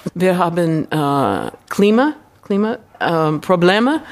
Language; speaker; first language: German; non-native, learner; English